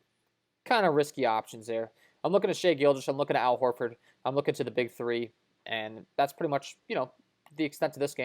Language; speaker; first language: English; native; English